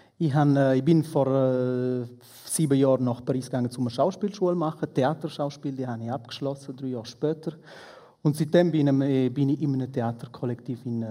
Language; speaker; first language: German; non-native, local second language; Romansh